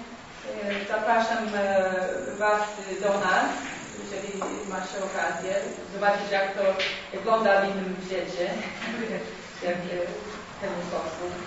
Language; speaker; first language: Polish; non-native, learner; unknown